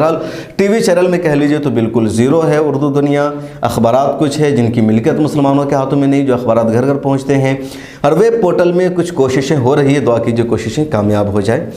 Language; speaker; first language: Urdu; native; Urdu